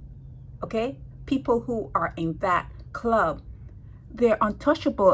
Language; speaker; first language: English; native; English